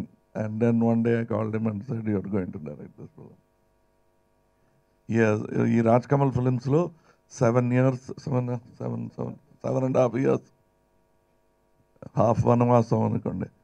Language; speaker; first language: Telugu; non-native, fluent; Tamil